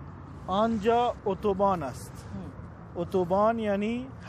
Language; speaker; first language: Persian; non-native, learner; Urdu